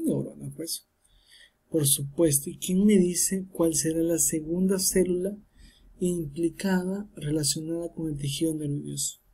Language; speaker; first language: Spanish; native; Spanish